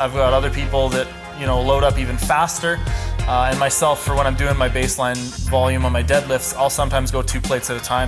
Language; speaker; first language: English; native; English